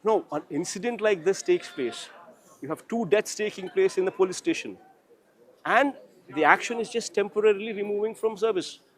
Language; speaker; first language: English; non-native, local second language; Telugu